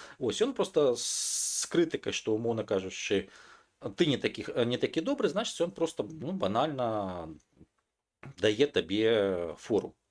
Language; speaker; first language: Belarusian; non-native, local second language; Russian